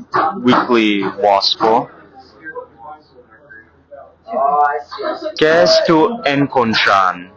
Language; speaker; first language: Spanish; non-native, learner; English